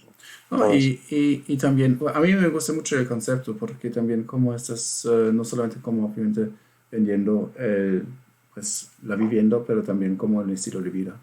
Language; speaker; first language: Spanish; non-native, fluent; German